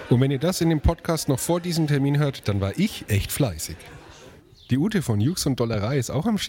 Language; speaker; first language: German; native; German